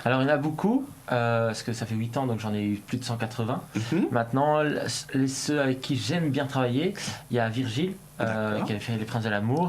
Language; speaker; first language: French; native; French